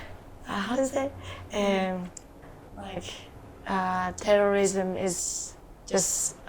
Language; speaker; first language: English; non-native, fluent; Japanese